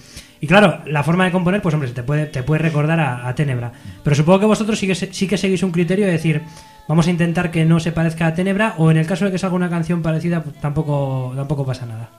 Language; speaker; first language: Spanish; native; Spanish